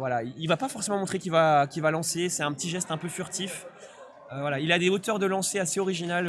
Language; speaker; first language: French; native; French